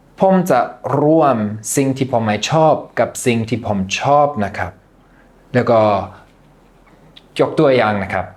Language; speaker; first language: Thai; non-native, fluent; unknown